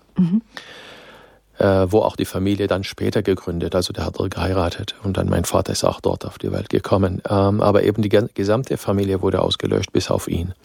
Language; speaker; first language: German; non-native, fluent; Arabic